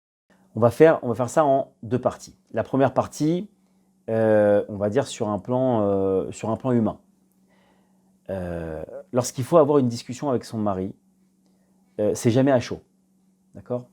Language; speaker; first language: French; native; French